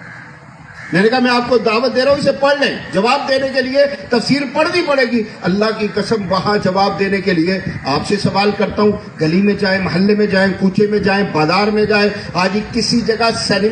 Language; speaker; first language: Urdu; non-native, local second language; Punjabi